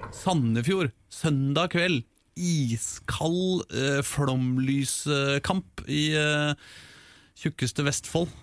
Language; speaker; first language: Norwegian; native; Norwegian